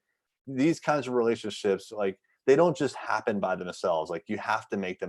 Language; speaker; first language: English; native; English